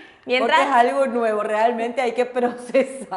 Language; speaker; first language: Spanish; non-native, local second language; Korean